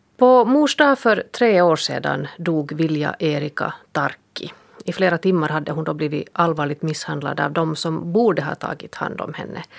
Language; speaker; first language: Swedish; native; Swedish